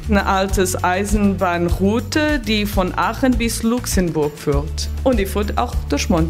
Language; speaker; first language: German; non-native, fluent; Portuguese